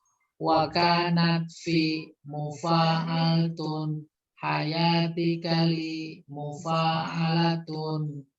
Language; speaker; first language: Arabic; non-native, fluent; Indonesian